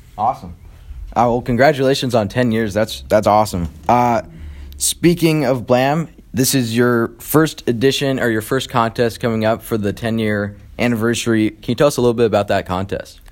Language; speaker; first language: English; native; English